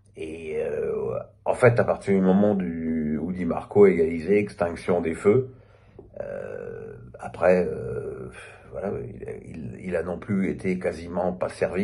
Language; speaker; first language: French; native; French